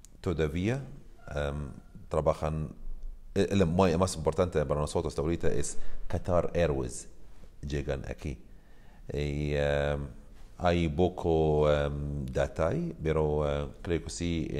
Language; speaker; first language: Spanish; non-native, learner; Arabic